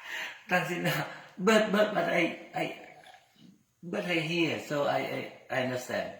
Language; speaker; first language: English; non-native, learner; Vietnamese